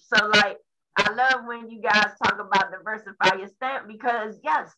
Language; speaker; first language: English; native; English